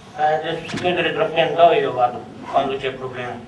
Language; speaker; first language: Italian; non-native, learner; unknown